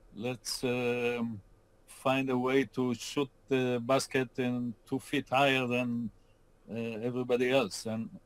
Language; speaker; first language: English; non-native, fluent; Hebrew